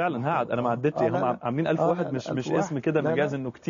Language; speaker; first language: Arabic; native; Arabic